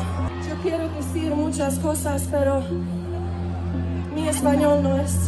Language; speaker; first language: Spanish; non-native, learner; English